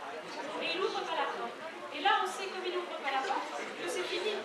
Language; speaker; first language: French; native; French